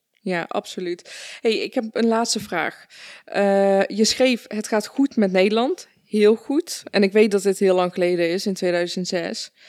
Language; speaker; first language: Dutch; early bilingual, other home language; Persian